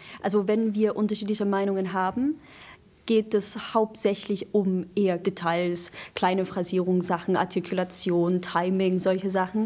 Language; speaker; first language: German; non-native, fluent; English